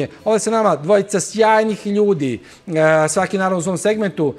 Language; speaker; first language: Serbian; native; Serbian